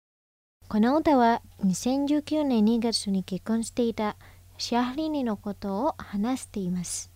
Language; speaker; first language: Japanese; non-native, fluent; Indonesian